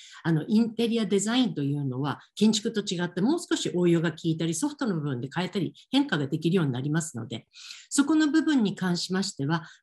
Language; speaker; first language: Japanese; native; Japanese